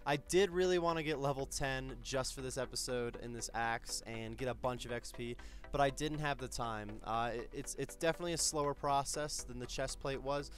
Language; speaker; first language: English; native; English